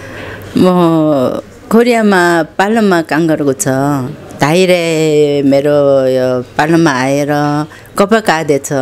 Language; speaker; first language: Nepali; non-native, learner; Korean